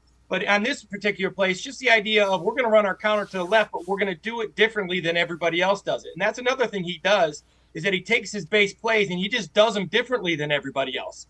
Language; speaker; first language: English; native; English